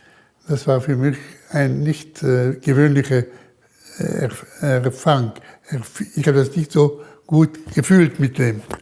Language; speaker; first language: German; early bilingual, heritage; German